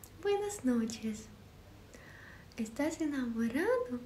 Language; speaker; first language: Spanish; non-native, learner; Ukrainian